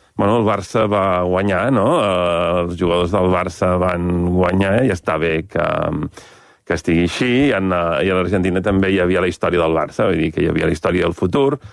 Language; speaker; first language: Catalan; native; Catalan